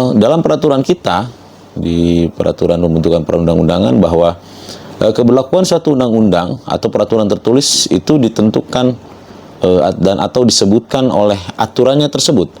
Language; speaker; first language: Indonesian; non-native, local second language; Sundanese